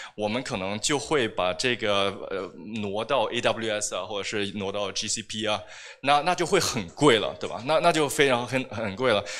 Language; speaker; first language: Chinese; non-native, fluent; German